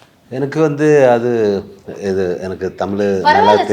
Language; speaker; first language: Tamil; non-native, learner; Malayalam